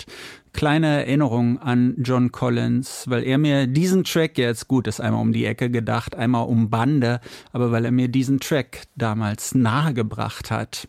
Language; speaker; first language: German; native; German